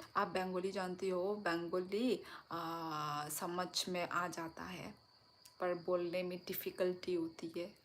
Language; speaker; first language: Hindi; non-native, local second language; Kok Borok